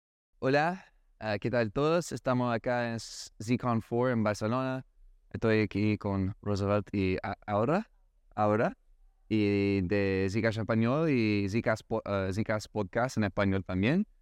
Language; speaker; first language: Spanish; non-native, learner; English